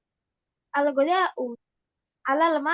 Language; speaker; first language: Arabic; non-native, learner; Indonesian